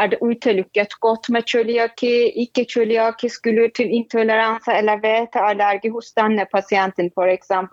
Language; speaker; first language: Norwegian; non-native, fluent; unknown